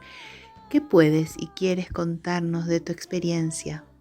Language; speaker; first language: Spanish; native; Spanish